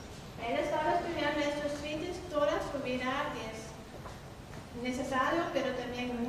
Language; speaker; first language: Spanish; non-native, fluent; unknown